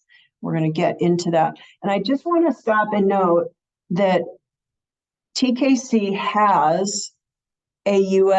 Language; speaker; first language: English; native; English